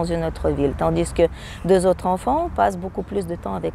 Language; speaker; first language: French; non-native, fluent; Russian